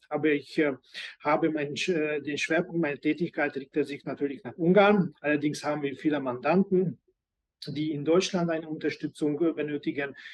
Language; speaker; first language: German; non-native, fluent; Hungarian